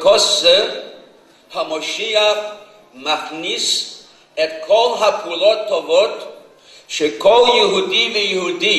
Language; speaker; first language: Hebrew; non-native, fluent; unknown